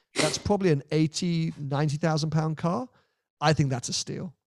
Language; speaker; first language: English; native; English